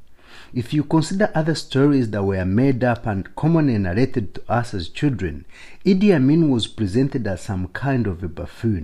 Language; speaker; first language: English; non-native, local second language; Nyankole